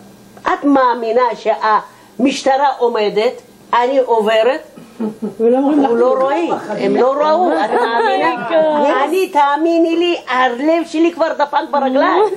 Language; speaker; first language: Hebrew; non-native, fluent; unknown